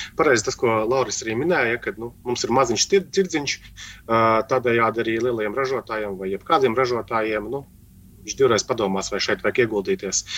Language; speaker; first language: Latvian; native; Latvian